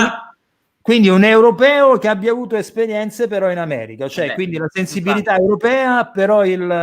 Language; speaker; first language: Italian; native; Italian